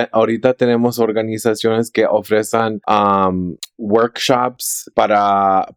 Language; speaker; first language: Spanish; early bilingual, heritage; Spanish